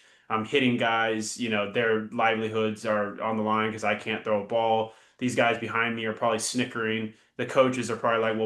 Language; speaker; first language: English; native; English